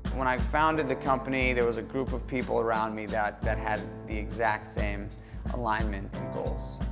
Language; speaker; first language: English; native; English